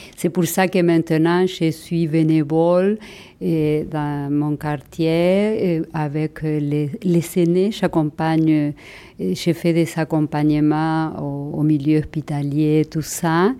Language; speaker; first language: French; non-native, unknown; Spanish